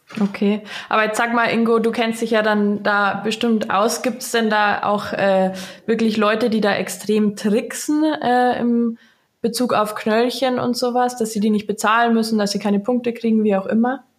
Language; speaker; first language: German; native; German